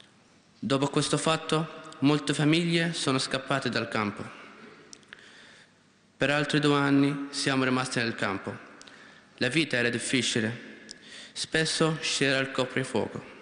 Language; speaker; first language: Italian; non-native, learner; Arabic